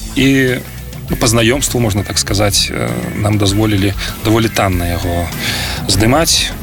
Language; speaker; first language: Belarusian; non-native, local second language; Russian